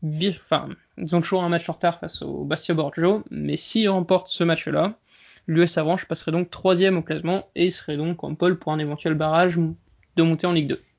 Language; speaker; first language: French; native; French